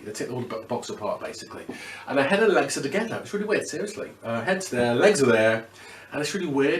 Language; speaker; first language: English; native; English